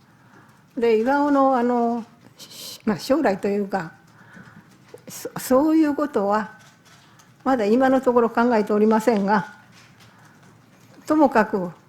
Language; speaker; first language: Japanese; native; Japanese